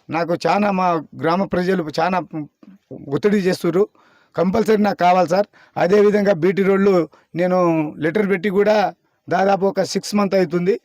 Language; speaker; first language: Telugu; non-native, local second language; Lambadi